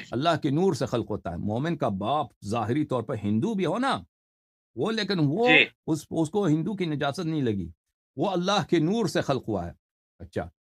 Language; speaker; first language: Urdu; native; Urdu